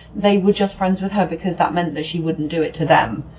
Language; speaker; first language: English; native; English